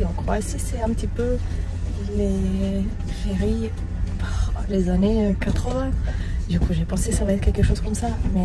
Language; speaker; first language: French; non-native, learner; Croatian